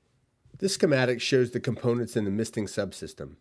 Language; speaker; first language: English; native; English